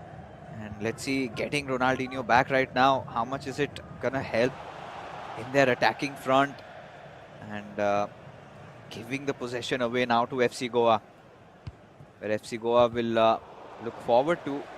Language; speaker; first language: English; non-native, local second language; Hindi